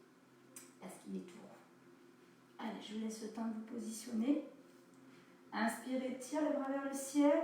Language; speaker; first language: French; native; French